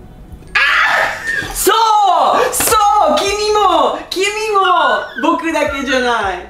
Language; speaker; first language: Japanese; non-native, learner; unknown